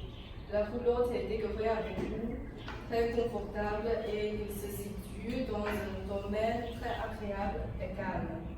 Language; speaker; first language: French; non-native, fluent; Chinese